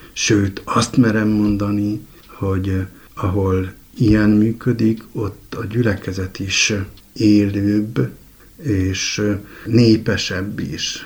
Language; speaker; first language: Hungarian; native; Hungarian